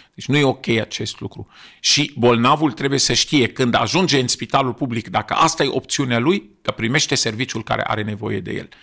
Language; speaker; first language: Romanian; non-native, fluent; Arabic